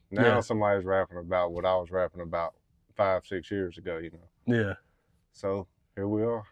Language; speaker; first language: English; native; English